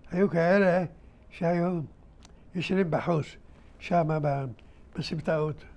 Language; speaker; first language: Hebrew; early bilingual, other home language; Arabic